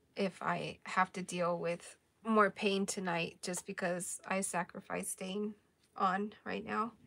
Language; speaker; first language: English; native; English